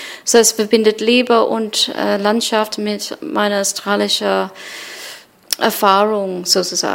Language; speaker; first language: German; non-native, fluent; English